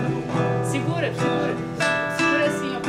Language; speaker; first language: Portuguese; native; Portuguese